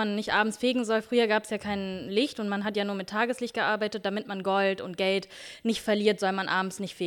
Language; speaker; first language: German; native; German